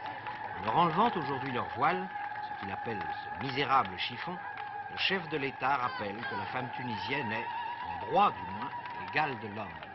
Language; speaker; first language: French; native; French